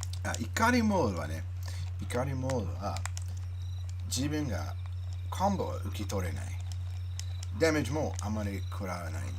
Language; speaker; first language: Japanese; non-native, learner; English